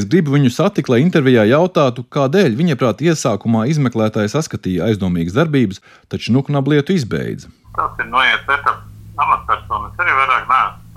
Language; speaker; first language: Latvian; native; Latvian